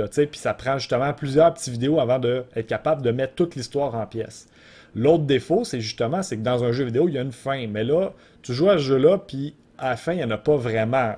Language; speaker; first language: French; native; French